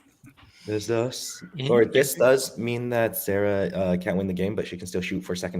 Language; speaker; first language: English; native; English